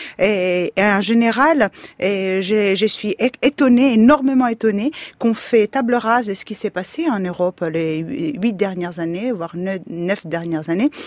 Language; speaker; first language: French; non-native, fluent; Greek